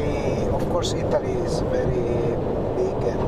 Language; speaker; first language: English; non-native, learner; Italian